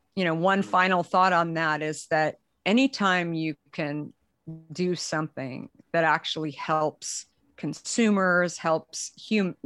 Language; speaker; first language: English; native; English